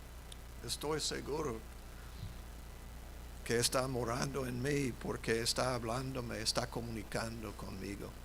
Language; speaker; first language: Spanish; non-native, fluent; English